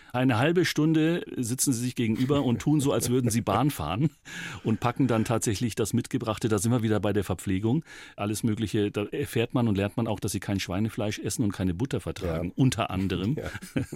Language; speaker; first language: German; native; German